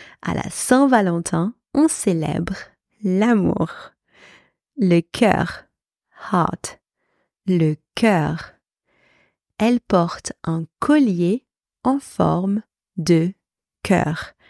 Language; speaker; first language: French; native; French